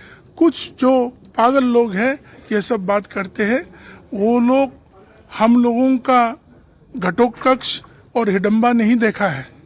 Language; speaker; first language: Hindi; non-native, local second language; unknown